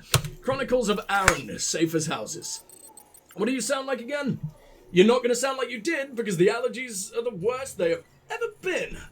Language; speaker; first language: English; native; English